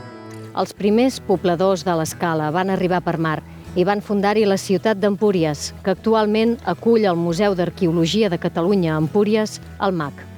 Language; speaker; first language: Catalan; native; Catalan